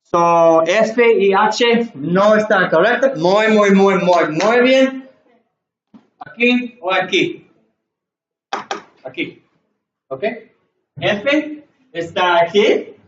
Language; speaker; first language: Spanish; non-native, learner; English